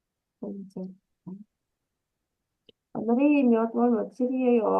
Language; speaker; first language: Korean; non-native, fluent; Indonesian